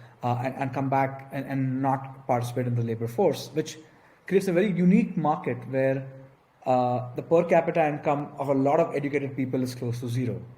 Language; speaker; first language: English; non-native, local second language; Gujarati